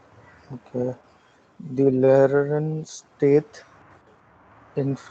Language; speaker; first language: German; non-native, learner; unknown